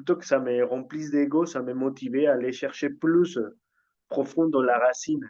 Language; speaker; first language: French; non-native, fluent; Spanish